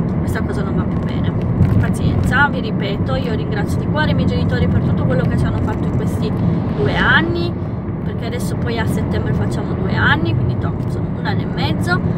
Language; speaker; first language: Italian; non-native, fluent; Romanian